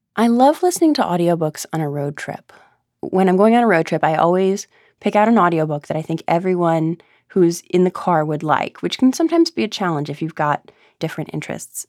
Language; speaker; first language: English; native; English